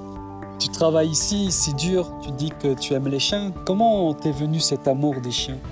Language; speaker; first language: French; native; French